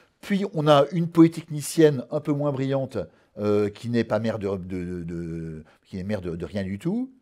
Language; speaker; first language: French; native; French